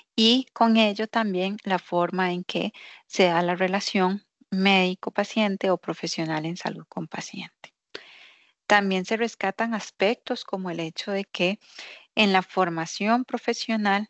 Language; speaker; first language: Spanish; native; Spanish